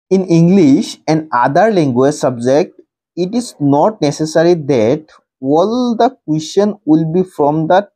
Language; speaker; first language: English; non-native, local second language; Assamese